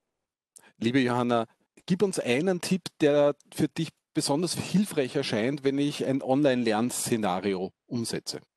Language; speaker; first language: German; native; German